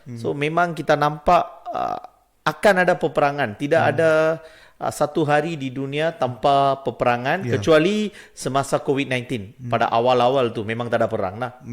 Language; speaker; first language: Malay; non-native, local second language; Tamil